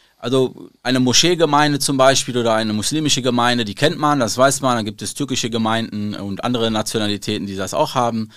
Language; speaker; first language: German; early bilingual, other home language; Arabic